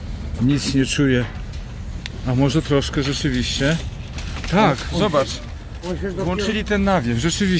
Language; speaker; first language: Polish; native; Polish